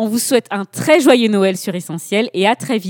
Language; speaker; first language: French; native; French